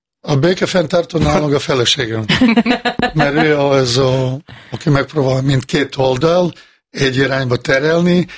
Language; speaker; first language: Hungarian; non-native, fluent; Bosnian